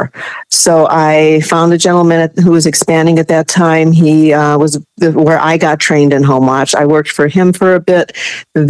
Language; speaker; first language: English; native; English